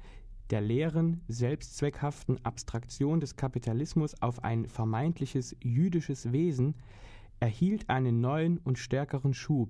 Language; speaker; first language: German; native; German